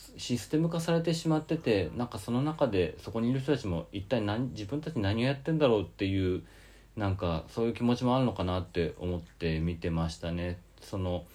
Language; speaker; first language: Japanese; native; Japanese